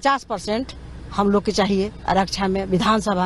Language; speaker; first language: Hindi; native; Hindi